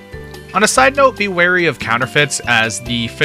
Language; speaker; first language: English; native; English